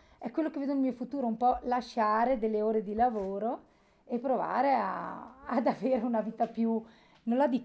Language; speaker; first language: Italian; native; Italian